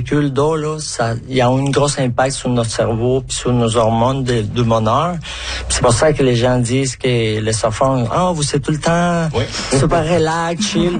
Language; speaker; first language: French; non-native, fluent; Spanish